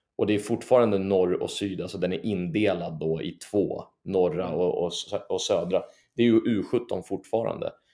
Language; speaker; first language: Swedish; native; Swedish